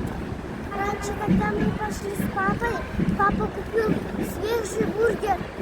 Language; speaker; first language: Russian; early bilingual, other home language; Uzbek